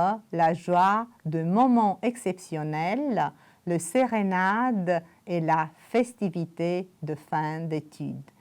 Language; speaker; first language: French; non-native, fluent; Romanian